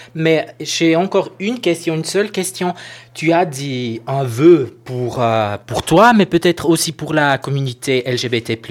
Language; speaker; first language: French; non-native, local second language; German